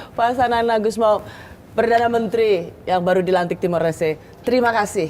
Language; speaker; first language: Indonesian; native; Indonesian